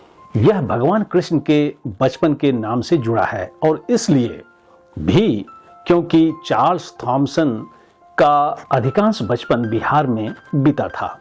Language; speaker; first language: Hindi; native; Hindi